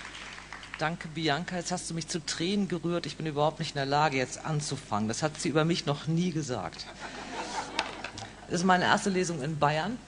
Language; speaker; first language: German; native; German